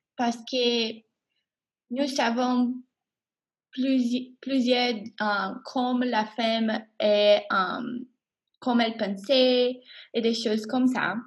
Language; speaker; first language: French; non-native, learner; English